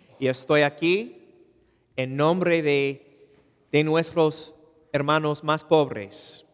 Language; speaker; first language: Spanish; non-native, fluent; English